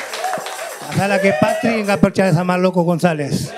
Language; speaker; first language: Indonesian; non-native, fluent; Spanish